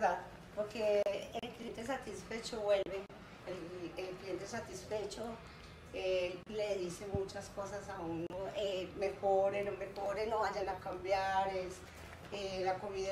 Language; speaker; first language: Spanish; native; Spanish